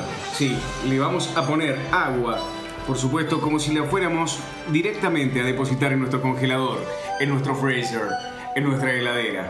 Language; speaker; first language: Spanish; native; Spanish